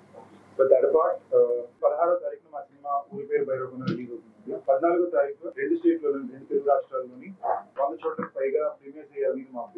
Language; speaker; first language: Telugu; native; Telugu